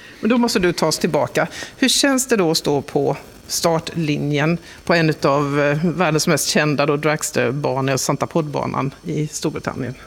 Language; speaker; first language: Swedish; native; Swedish